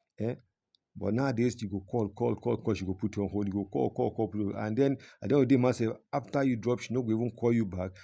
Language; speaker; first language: Nigerian Pidgin; non-native, local second language; Yoruba